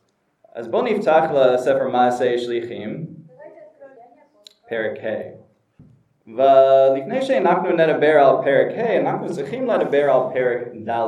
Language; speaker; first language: Hebrew; non-native, fluent; English